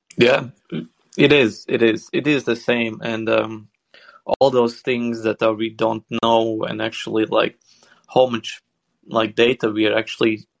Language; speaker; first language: English; non-native, fluent; Swedish